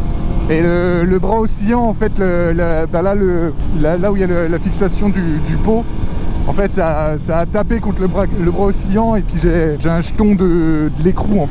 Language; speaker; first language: French; native; French